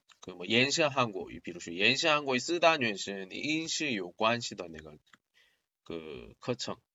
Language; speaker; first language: Chinese; non-native, learner; Korean